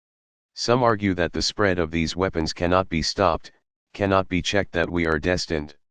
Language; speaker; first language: English; native; English